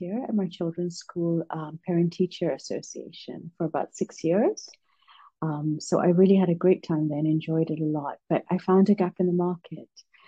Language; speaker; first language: English; native; English